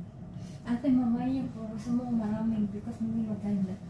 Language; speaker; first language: Filipino; non-native, learner; Indonesian